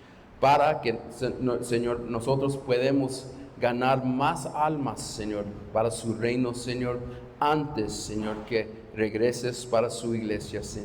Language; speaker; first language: Spanish; non-native, fluent; English